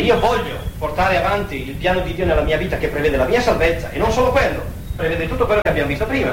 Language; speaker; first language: Italian; native; Italian